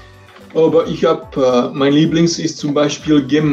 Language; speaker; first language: German; non-native, fluent; Czech